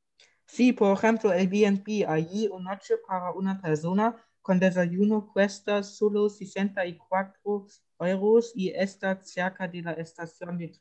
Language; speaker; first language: Spanish; non-native, learner; German